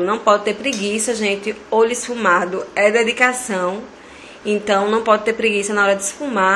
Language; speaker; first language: Portuguese; native; Portuguese